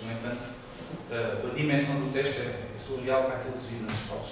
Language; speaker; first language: Portuguese; native; Portuguese